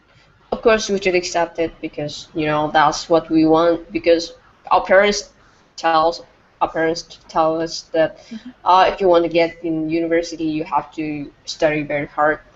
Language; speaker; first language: English; non-native, fluent; Vietnamese